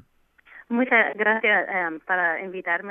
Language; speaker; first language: Spanish; non-native, fluent; English